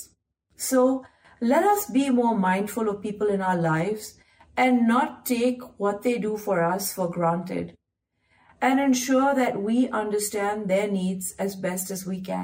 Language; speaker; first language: English; non-native, local second language; Hindi